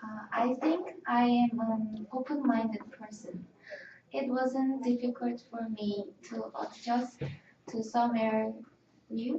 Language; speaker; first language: English; non-native, learner; Korean